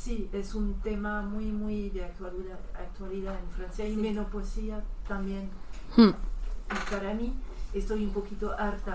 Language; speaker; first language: Spanish; non-native, learner; French